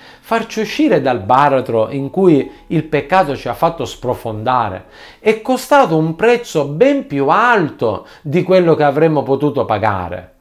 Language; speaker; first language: Italian; native; Italian